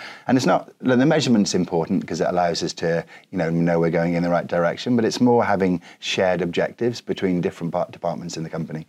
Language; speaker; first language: English; native; English